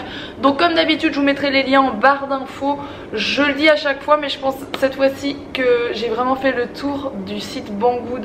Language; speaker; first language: French; native; French